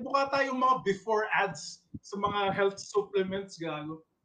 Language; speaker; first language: Filipino; native; Filipino